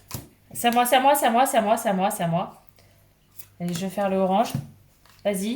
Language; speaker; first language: French; native; French